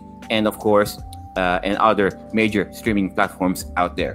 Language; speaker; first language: English; non-native, local second language; Filipino